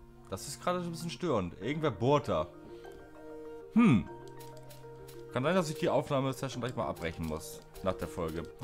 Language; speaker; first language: German; native; German